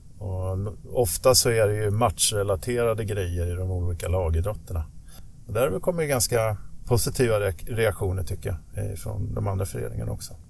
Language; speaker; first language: Swedish; native; Swedish